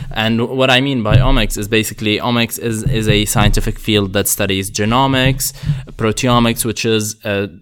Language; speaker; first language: English; non-native, fluent; Arabic